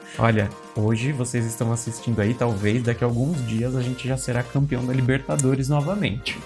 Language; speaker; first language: Portuguese; native; Portuguese